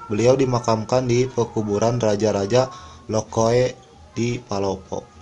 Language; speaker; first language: Indonesian; native; Indonesian